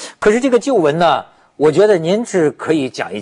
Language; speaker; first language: Chinese; native; Chinese